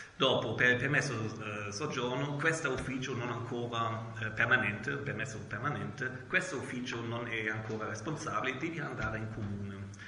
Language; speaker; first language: Italian; non-native, learner; German